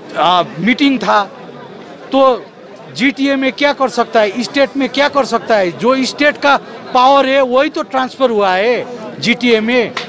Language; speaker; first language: Hindi; non-native, local second language; Nepali